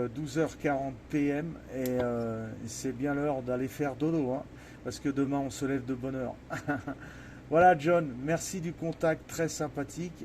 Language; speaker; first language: French; native; French